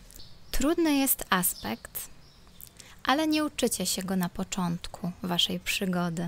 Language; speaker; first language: Polish; non-native, local second language; Ukrainian